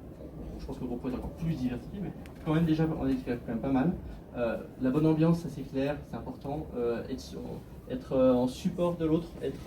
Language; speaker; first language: French; native; French